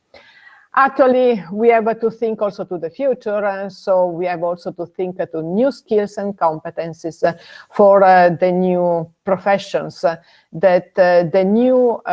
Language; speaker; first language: English; non-native, fluent; Italian